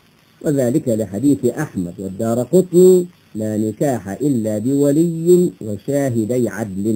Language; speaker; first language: Arabic; native; Arabic